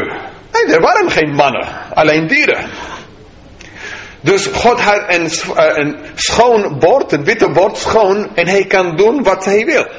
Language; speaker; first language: Dutch; non-native, fluent; English